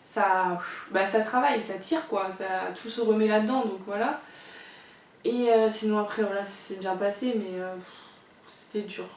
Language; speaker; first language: French; native; French